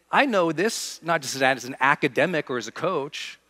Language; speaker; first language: English; native; English